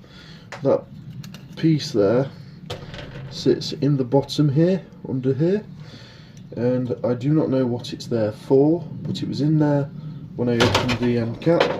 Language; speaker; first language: English; native; English